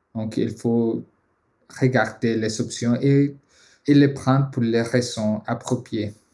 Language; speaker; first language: French; non-native, fluent; Spanish